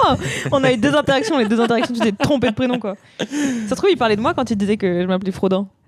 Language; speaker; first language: French; native; French